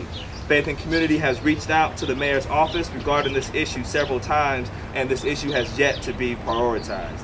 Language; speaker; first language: English; native; English